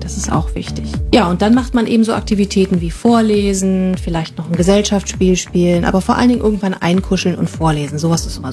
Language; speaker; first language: German; native; German